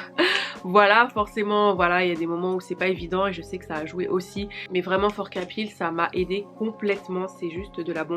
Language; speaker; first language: French; native; French